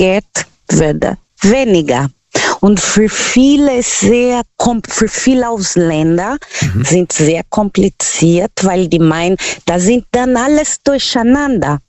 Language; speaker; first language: German; non-native, learner; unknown